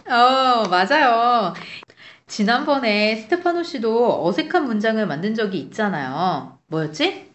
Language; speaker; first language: Korean; native; Korean